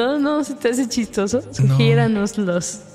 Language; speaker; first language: Spanish; native; Spanish